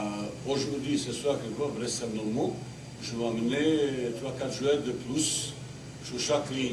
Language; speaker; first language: French; non-native, learner; Bosnian